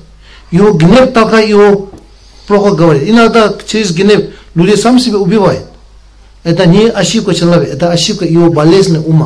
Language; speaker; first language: Russian; non-native, learner; Tibetan